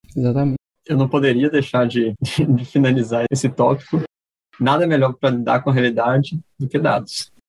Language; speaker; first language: Portuguese; native; Portuguese